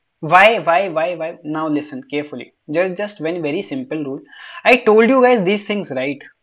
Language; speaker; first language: English; non-native, local second language; Hindi